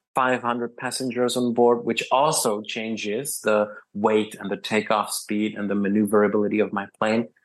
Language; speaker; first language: English; non-native, fluent; Czech